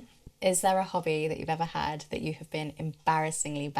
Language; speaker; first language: English; native; English